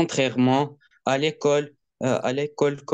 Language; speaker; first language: French; non-native, learner; Arabic